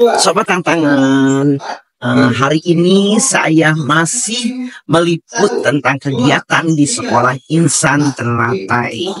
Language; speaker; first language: Indonesian; native; Indonesian